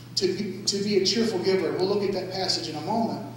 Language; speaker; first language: English; native; English